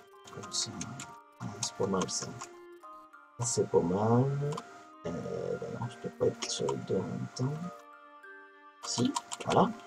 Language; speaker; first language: French; native; French